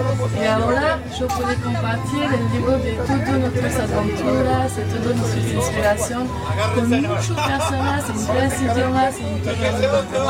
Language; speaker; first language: Spanish; non-native, learner; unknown